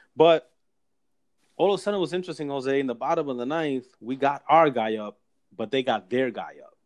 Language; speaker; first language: English; native; English